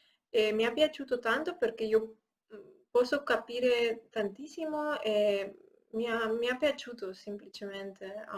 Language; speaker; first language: Italian; non-native, learner; Spanish